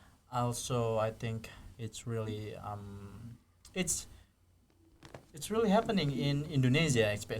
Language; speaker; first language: English; non-native, fluent; Indonesian